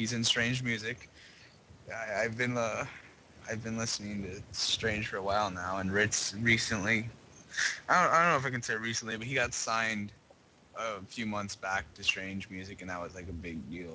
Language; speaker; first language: English; native; English